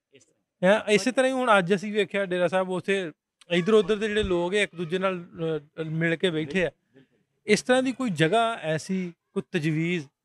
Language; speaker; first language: Punjabi; native; Punjabi